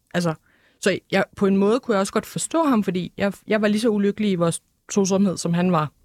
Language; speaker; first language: Danish; early bilingual, other home language; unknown